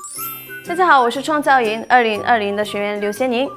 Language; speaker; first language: Chinese; native; Chinese